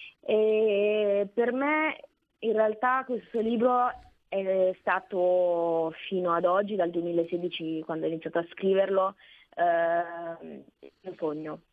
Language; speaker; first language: Italian; early bilingual, other home language; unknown